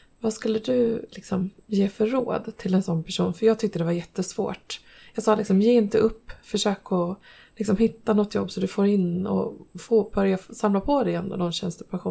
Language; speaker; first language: Swedish; native; Swedish